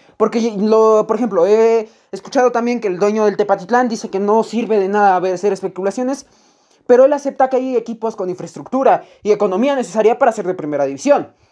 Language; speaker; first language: Spanish; native; Spanish